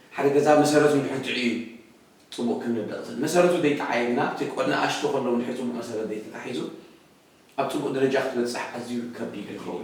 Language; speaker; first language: Tigrinya; native; Tigrinya